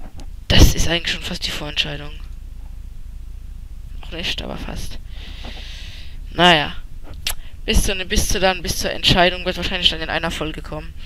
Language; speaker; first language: German; native; German